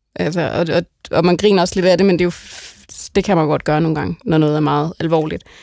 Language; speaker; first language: Danish; native; Danish